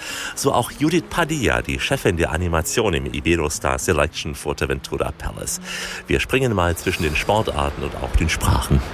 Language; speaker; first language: German; native; German